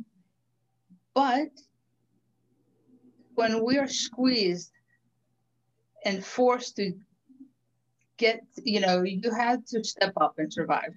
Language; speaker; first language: English; early bilingual, other home language; Greek